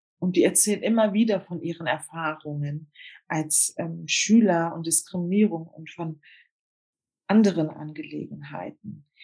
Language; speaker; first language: German; early bilingual, other home language; Turkish